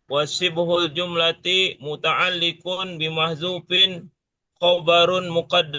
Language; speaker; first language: Arabic; non-native, learner; Indonesian